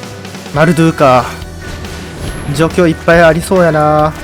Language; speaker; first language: Japanese; native; Japanese